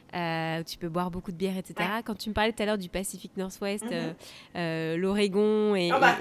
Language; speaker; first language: French; native; French